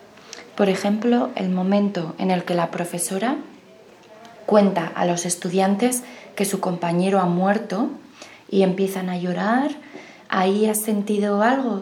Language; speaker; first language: Spanish; native; Spanish